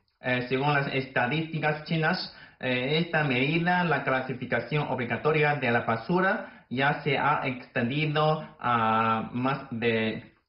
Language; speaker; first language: Spanish; non-native, fluent; Chinese